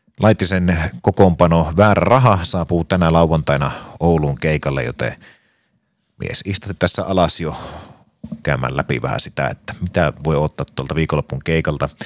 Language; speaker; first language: Finnish; native; Finnish